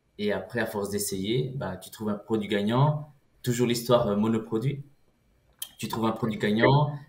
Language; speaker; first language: French; early bilingual, other home language; Portuguese